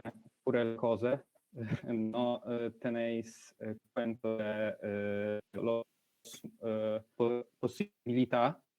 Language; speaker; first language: Spanish; non-native, learner; Polish